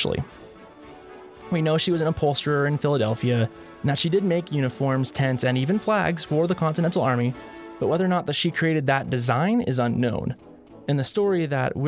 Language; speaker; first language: English; native; English